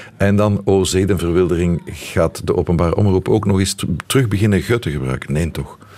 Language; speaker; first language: Dutch; native; Dutch